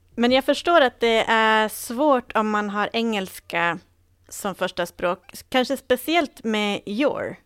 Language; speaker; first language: Swedish; native; Swedish